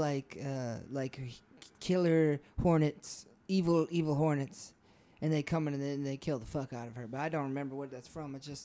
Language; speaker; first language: English; early bilingual, other home language; Spanish